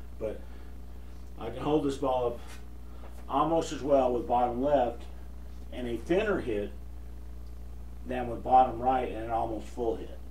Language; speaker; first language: English; native; English